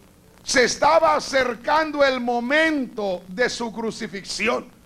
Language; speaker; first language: Spanish; native; Spanish